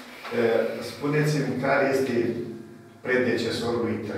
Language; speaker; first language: Romanian; native; Romanian